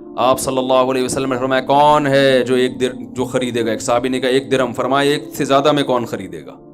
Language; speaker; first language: Urdu; native; Urdu